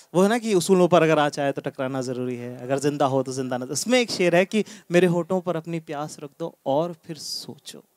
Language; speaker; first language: Hindi; native; Hindi